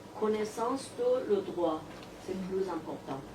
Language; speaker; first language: French; non-native, learner; Persian